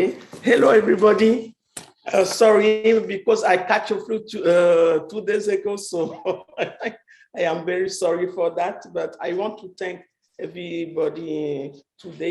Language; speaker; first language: English; non-native, fluent; French